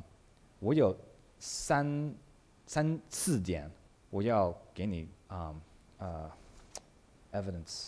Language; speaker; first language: Chinese; early bilingual, heritage; English